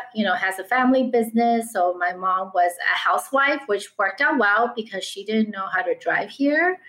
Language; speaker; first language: English; early bilingual, other home language; Chinese